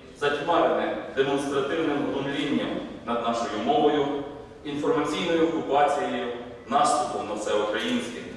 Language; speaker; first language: Ukrainian; native; Ukrainian